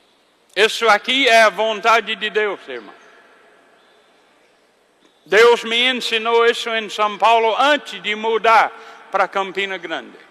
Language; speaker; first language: Portuguese; non-native, fluent; English